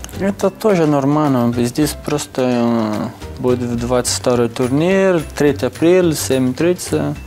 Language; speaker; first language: Russian; non-native, learner; Portuguese